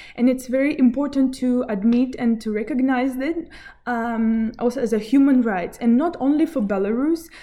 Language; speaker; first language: English; non-native, fluent; Belarusian